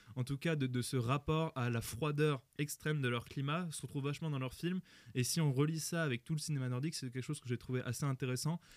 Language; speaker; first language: French; native; French